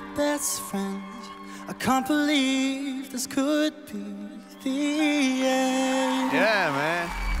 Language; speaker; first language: English; native; English